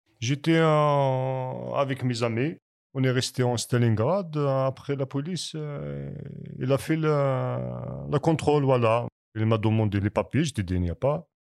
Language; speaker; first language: French; non-native, learner; Kabyle